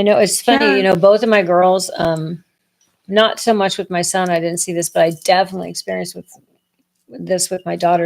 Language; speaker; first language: English; native; English